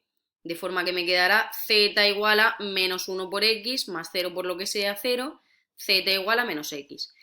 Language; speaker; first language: Spanish; native; Spanish